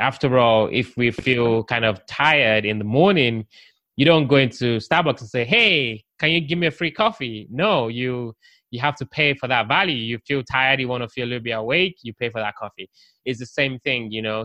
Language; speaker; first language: English; native; English